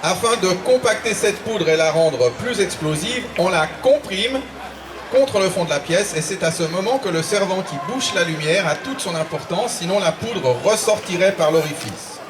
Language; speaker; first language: French; native; French